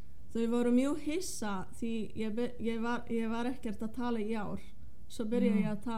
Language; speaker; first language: Icelandic; non-native, fluent; Polish